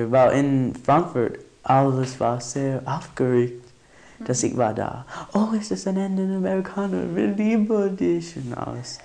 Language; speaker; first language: German; non-native, learner; English